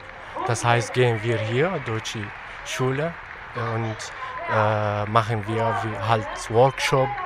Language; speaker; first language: German; non-native, fluent; Arabic